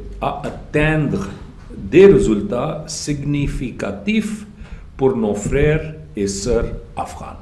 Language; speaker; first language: French; non-native, fluent; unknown